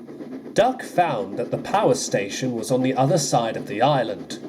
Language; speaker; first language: English; native; English